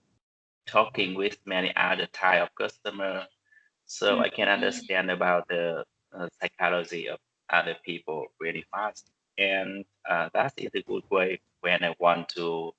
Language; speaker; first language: English; non-native, learner; Vietnamese